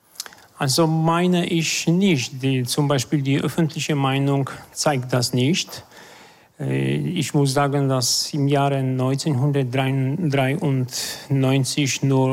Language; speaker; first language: German; non-native, fluent; Polish